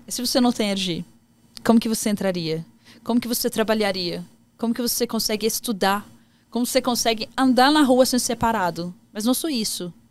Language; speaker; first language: Portuguese; non-native, fluent; Arabic